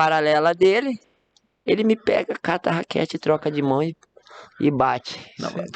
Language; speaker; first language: Portuguese; native; Portuguese